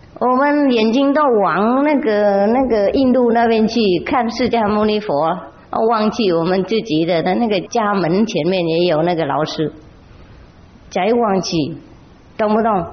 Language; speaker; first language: Chinese; non-native, fluent; Vietnamese